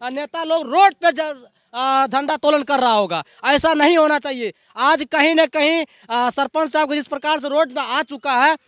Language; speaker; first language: Hindi; native; Hindi